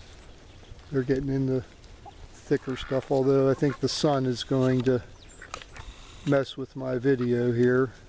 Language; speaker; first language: English; native; English